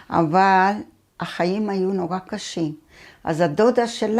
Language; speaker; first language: Hebrew; early bilingual, other home language; Arabic